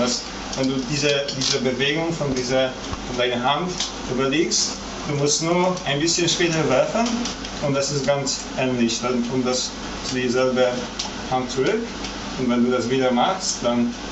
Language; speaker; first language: German; non-native, fluent; Polish